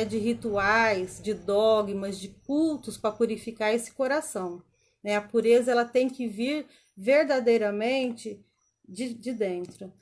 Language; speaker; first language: Portuguese; native; Portuguese